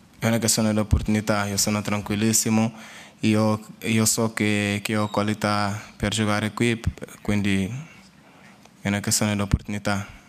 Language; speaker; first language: Italian; non-native, learner; Portuguese